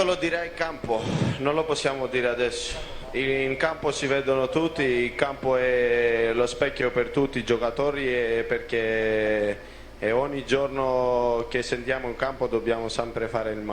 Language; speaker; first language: Italian; non-native, fluent; Greek